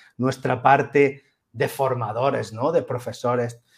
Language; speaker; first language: Spanish; native; Spanish